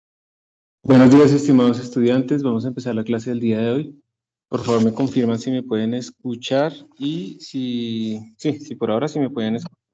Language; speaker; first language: Spanish; native; Spanish